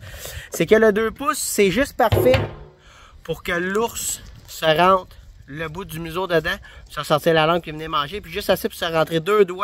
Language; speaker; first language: French; native; French